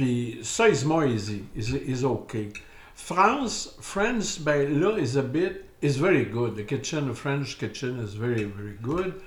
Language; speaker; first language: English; non-native, learner; French